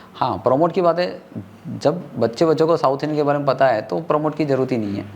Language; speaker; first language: Hindi; non-native, local second language; Tamil